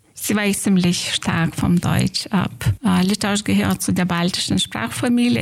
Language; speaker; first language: German; non-native, fluent; Lithuanian